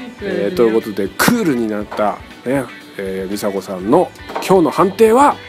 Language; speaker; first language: Japanese; native; Japanese